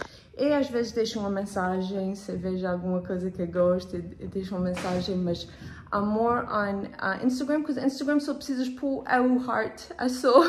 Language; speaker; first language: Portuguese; early bilingual, heritage; Portuguese